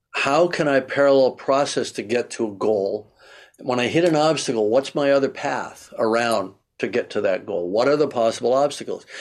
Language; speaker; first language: English; native; English